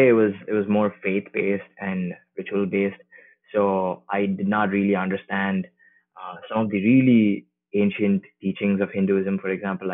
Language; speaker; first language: English; non-native, local second language; Tamil